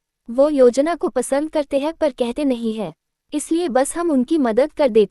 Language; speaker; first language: Hindi; native; Hindi